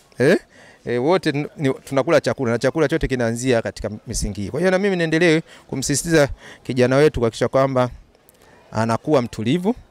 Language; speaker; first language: Swahili; native; Swahili